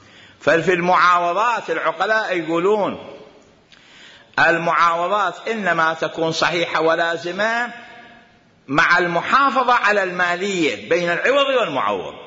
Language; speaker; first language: Arabic; native; Arabic